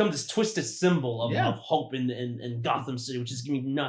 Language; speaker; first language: English; native; English